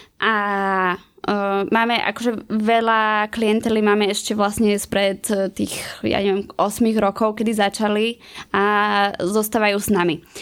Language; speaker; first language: Slovak; native; Slovak